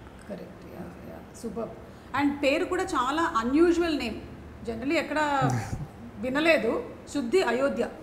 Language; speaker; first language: Telugu; native; Telugu